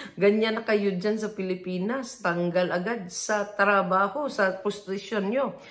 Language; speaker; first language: Filipino; non-native, local second language; Cebuano